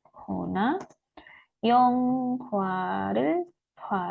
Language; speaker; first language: Korean; non-native, fluent; Indonesian